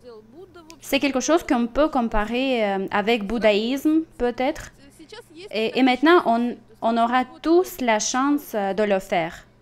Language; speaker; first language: French; non-native, fluent; Russian